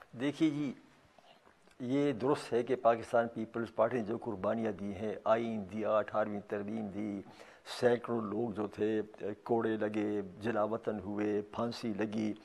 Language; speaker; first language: Urdu; non-native, local second language; Pashto